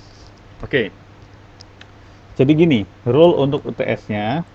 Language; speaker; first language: Indonesian; native; Indonesian